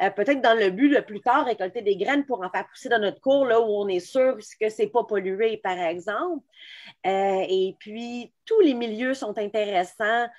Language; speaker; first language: French; native; French